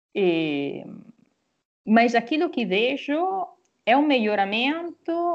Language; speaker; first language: Portuguese; non-native, fluent; Italian